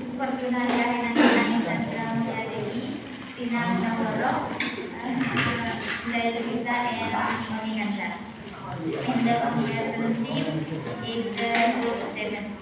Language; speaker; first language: English; non-native, learner; Indonesian